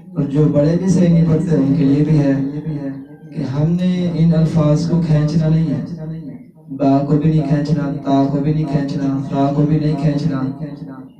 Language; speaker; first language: Urdu; non-native, local second language; Punjabi